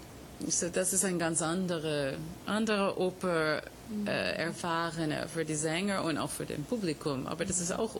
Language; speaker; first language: German; non-native, fluent; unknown